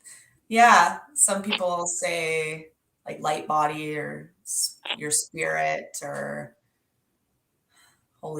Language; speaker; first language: English; native; English